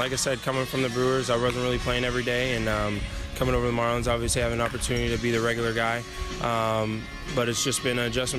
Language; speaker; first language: English; native; English